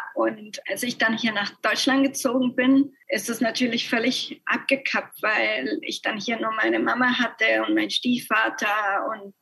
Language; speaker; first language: German; early bilingual, other home language; Spanish